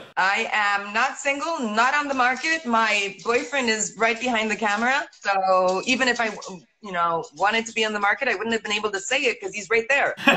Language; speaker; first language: English; early bilingual, heritage; English